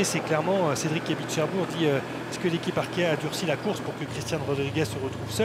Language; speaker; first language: French; native; French